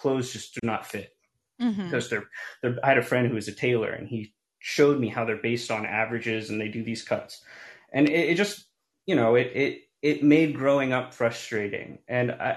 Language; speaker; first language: English; native; English